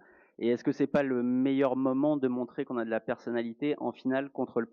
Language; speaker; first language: French; native; French